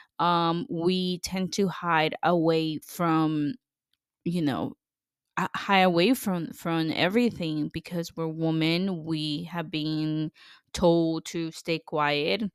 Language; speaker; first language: English; non-native, fluent; Spanish